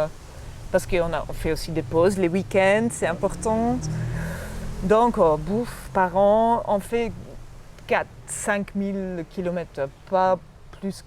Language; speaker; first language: French; non-native, fluent; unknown